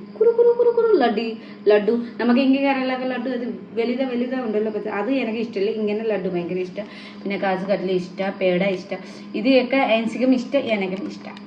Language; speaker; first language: Malayalam; non-native, learner; Nepali